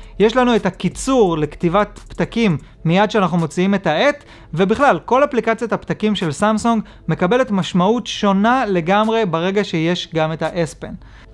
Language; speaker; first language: Hebrew; native; Hebrew